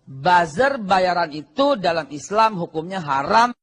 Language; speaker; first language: Indonesian; native; Indonesian